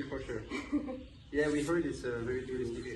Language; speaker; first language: English; non-native, learner; Dutch